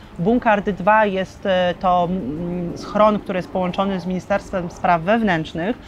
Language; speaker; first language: Polish; native; Polish